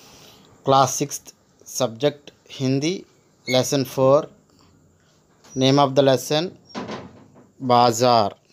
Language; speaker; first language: Hindi; non-native, local second language; Telugu